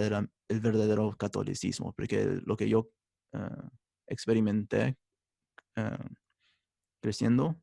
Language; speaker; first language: Spanish; early bilingual, heritage; Spanish